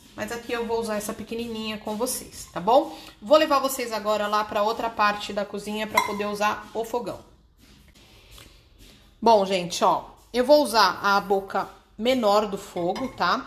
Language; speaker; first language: Portuguese; native; Portuguese